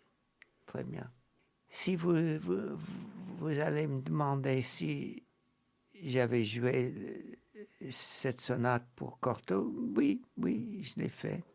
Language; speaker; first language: French; non-native, fluent; English